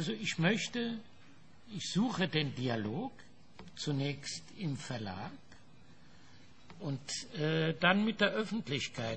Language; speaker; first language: German; non-native, fluent; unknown